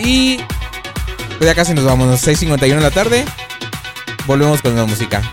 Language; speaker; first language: Spanish; native; Spanish